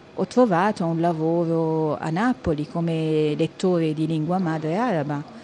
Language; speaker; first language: Italian; non-native, fluent; Arabic